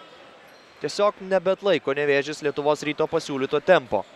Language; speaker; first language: Lithuanian; native; Lithuanian